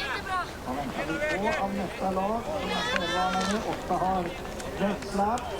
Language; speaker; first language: Swedish; native; Swedish